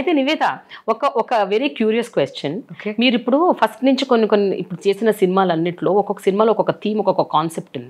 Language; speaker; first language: Telugu; native; Telugu